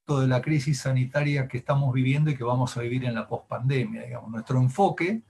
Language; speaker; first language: Spanish; native; Spanish